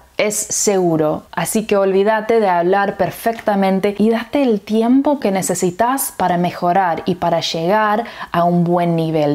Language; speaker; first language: Spanish; early bilingual, heritage; English